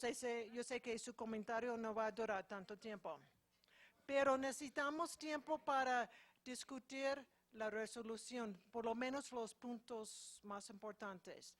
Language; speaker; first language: Spanish; non-native, fluent; English